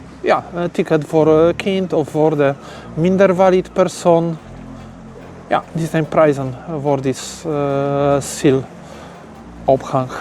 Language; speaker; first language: Dutch; non-native, learner; Polish